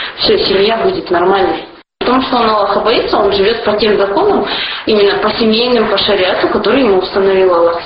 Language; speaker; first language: Russian; native; Russian